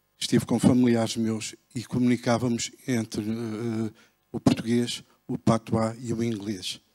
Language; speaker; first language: Portuguese; early bilingual, heritage; Portuguese